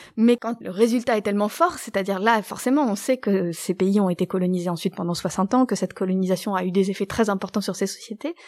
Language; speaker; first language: French; native; French